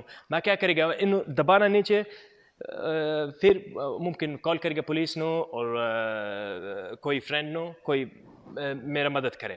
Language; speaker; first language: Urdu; non-native, learner; Arabic